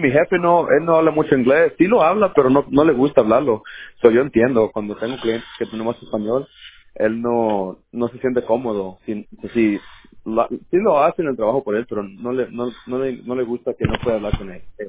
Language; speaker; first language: Spanish; early bilingual, heritage; Spanish